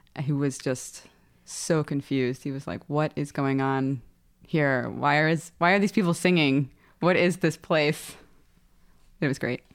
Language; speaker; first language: English; native; English